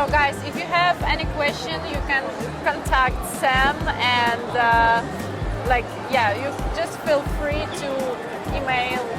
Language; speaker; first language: English; non-native, learner; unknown